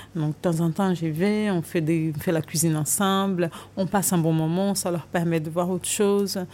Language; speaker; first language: French; non-native, fluent; Portuguese